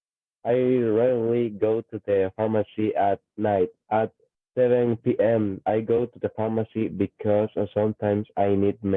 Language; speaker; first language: English; non-native, learner; Spanish